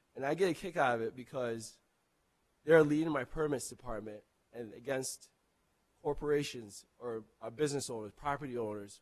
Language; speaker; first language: English; non-native, local second language; Akan